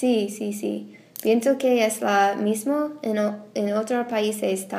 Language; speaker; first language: Spanish; non-native, learner; English